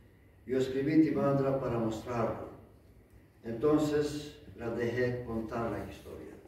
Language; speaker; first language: Spanish; non-native, learner; Greek